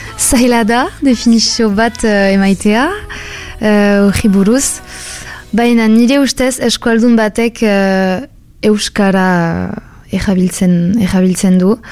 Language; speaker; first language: Basque; non-native, local second language; French